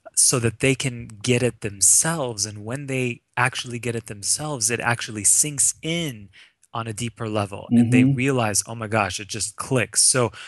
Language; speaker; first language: English; early bilingual, other home language; Arabic